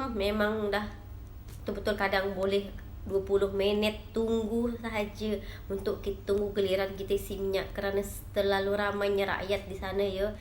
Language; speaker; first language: Malay; native; Malay